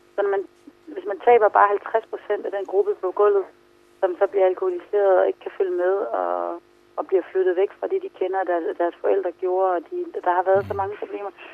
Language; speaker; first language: Danish; native; Danish